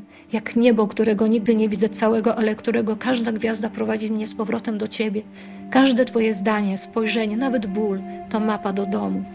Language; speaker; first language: Polish; native; Polish